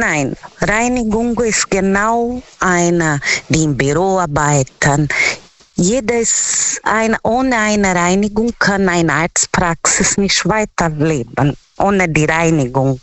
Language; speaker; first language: German; non-native, learner; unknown